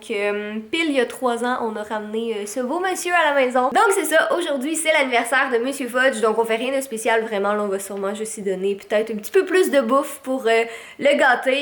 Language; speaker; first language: French; native; French